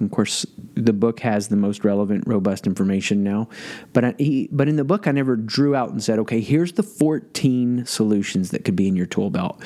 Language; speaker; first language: English; native; English